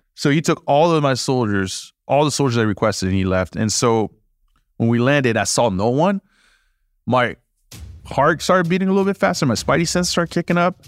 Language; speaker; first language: English; early bilingual, other home language; French